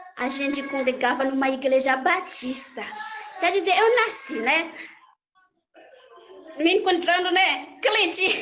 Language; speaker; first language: Portuguese; non-native, learner; Haitian Creole